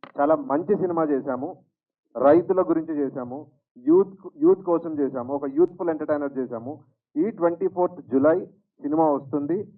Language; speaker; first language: Telugu; native; Telugu